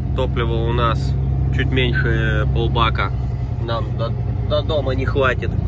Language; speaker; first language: Russian; native; Russian